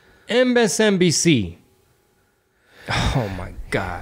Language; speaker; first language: English; early bilingual, other home language; Spanish